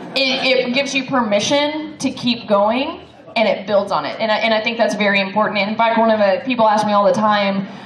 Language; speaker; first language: English; native; English